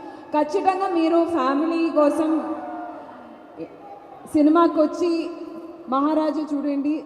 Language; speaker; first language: Telugu; non-native, fluent; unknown